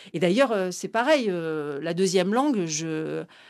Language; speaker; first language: French; native; French